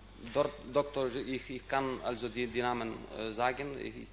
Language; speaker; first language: German; non-native, fluent; Ukrainian